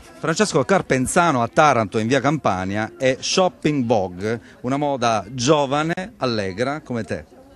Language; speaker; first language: Italian; native; Italian